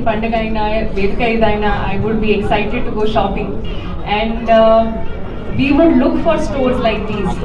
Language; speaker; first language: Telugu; non-native, fluent; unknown